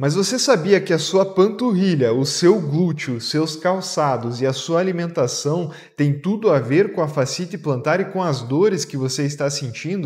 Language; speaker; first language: Portuguese; native; Portuguese